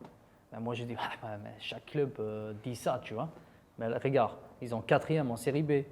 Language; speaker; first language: French; non-native, fluent; Dutch